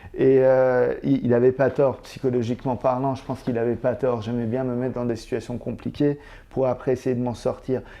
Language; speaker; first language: French; native; French